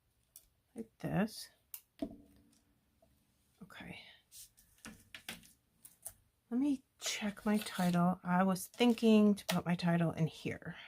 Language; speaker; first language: English; native; English